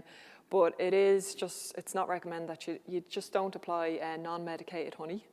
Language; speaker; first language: English; native; English